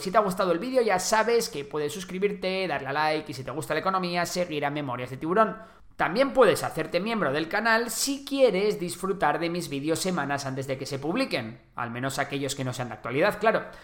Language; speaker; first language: Spanish; native; Spanish